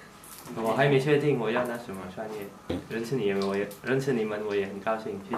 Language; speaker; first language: Chinese; non-native, learner; Indonesian